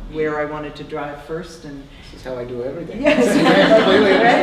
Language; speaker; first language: English; native; English